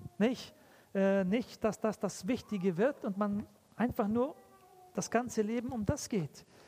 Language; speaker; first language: German; early bilingual, heritage; German